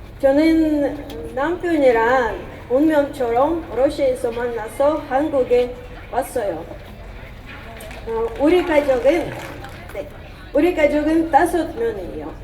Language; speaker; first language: Korean; non-native, learner; Russian